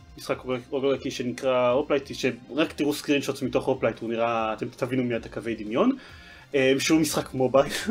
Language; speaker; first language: Hebrew; native; Hebrew